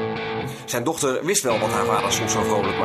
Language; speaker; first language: Dutch; native; Dutch